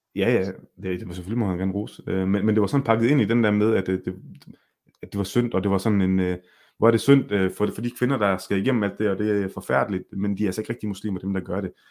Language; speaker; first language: Danish; early bilingual, other home language; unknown